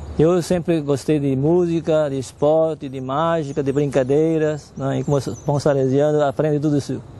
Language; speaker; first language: Portuguese; non-native, fluent; Chinese